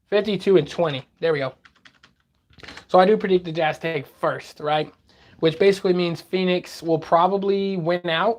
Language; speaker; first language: English; native; English